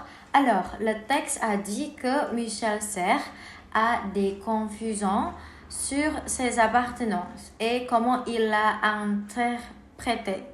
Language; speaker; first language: French; non-native, learner; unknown